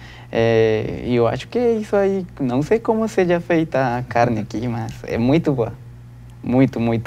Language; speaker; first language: Portuguese; non-native, learner; Spanish